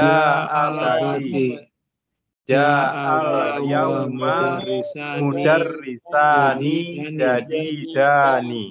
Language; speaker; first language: Arabic; non-native, learner; Indonesian